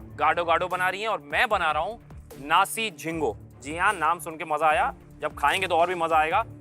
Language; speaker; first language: Hindi; native; Hindi